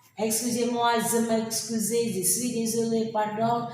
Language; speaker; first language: French; non-native, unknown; Indonesian